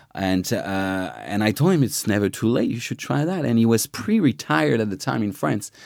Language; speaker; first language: English; non-native, fluent; French